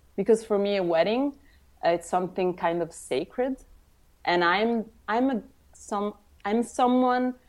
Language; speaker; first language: English; early bilingual, other home language; Italian